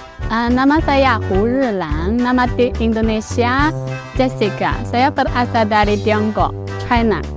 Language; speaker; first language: Indonesian; non-native, learner; Chinese